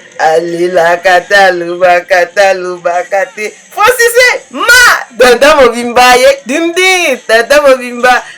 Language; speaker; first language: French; non-native, local second language; Lingala